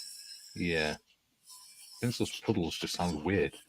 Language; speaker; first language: English; native; English